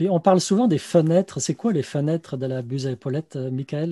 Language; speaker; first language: French; native; French